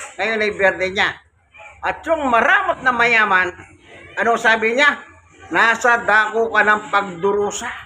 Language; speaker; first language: Filipino; non-native, local second language; Pampanga